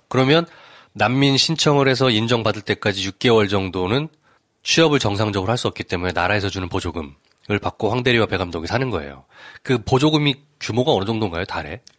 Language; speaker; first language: Korean; native; Korean